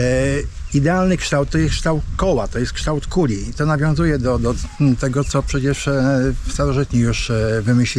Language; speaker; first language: Polish; native; Polish